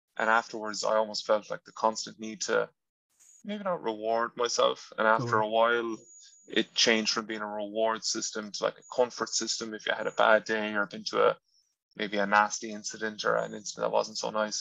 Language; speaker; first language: English; non-native, local second language; Irish